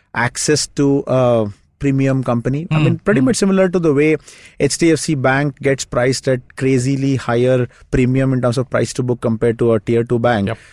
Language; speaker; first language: English; non-native, local second language; Kannada